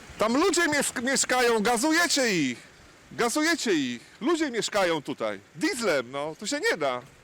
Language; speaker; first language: Polish; native; Polish